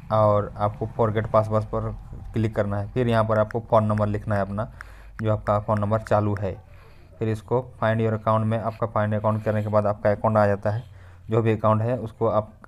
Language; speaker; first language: Hindi; native; Hindi